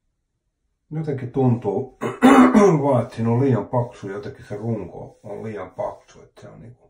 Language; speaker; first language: Finnish; native; Finnish